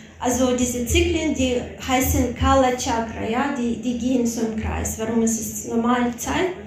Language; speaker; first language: German; non-native, fluent; Russian